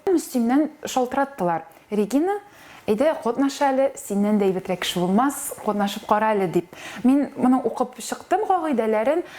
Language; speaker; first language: Tatar; native; Tatar